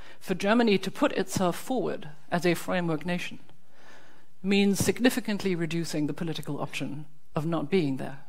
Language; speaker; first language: English; non-native, fluent; German